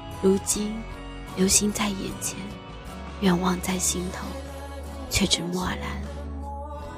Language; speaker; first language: Chinese; native; Chinese